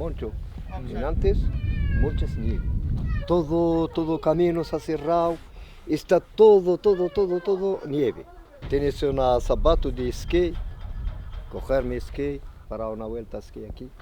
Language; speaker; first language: Spanish; non-native, learner; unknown